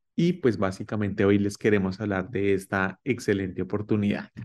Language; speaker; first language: Spanish; native; Spanish